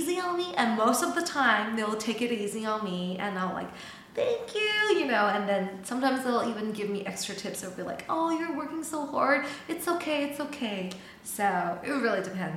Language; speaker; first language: English; non-native, fluent; Chinese